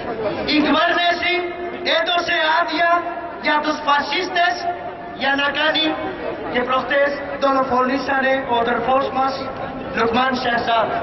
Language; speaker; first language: Greek; non-native, fluent; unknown